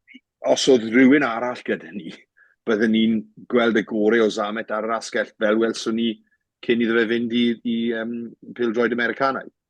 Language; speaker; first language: Welsh; native; Welsh